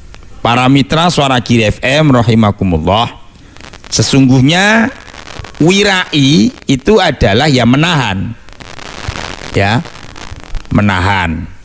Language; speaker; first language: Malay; non-native, local second language; Javanese